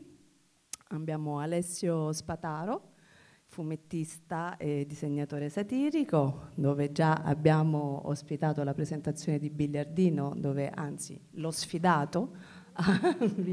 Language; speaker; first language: Italian; native; Italian